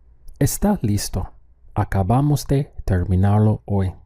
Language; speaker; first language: Spanish; non-native, fluent; English